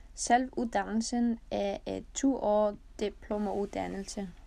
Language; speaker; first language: Danish; non-native, learner; Icelandic